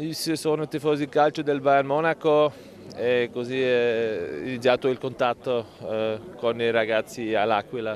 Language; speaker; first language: Italian; non-native, fluent; German